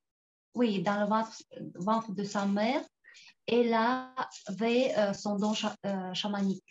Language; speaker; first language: French; non-native, fluent; Tuvinian